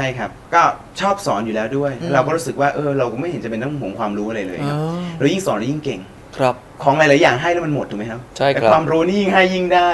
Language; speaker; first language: Thai; native; Thai